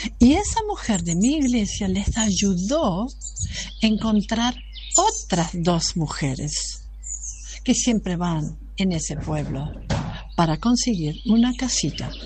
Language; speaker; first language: Spanish; non-native, fluent; German